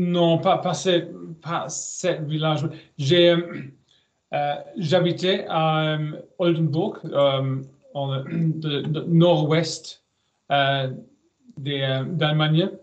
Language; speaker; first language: French; non-native, learner; German